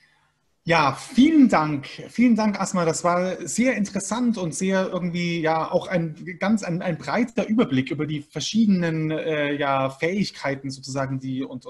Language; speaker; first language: German; native; German